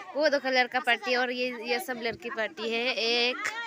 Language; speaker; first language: Hindi; non-native, local second language; Assamese